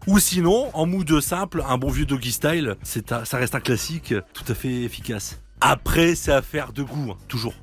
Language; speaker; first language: French; native; French